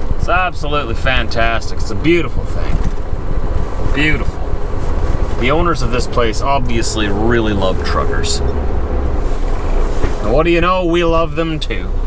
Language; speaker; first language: English; native; English